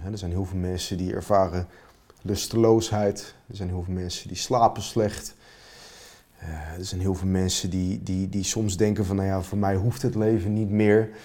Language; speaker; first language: Dutch; non-native, fluent; Finnish